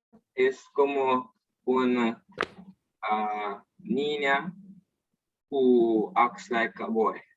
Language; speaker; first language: Spanish; non-native, learner; English